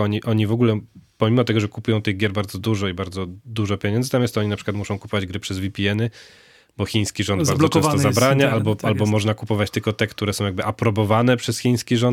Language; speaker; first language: Polish; native; Polish